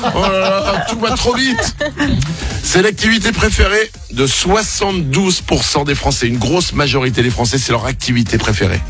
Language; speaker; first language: French; native; French